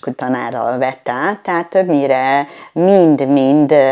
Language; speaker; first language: Hungarian; native; Hungarian